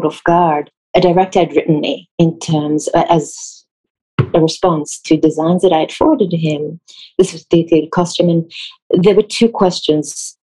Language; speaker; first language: English; non-native, fluent; Hebrew